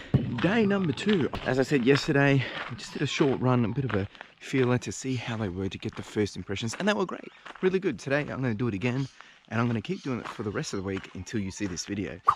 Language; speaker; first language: English; native; English